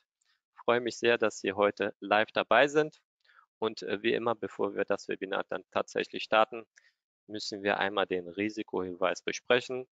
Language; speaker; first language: German; native; German